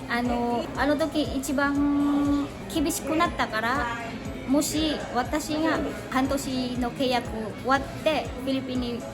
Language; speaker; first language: Japanese; non-native, fluent; Cebuano